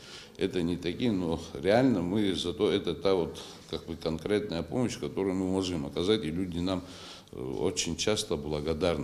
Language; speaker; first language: Russian; non-native, local second language; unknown